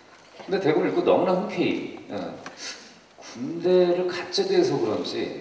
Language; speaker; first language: Korean; native; Korean